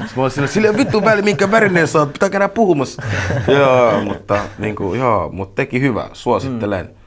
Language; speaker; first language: Finnish; early bilingual, other home language; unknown